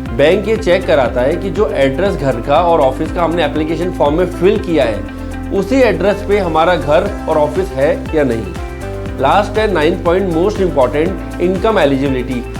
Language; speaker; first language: Hindi; native; Hindi